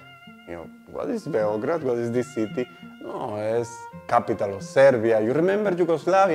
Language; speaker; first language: English; non-native, learner; Spanish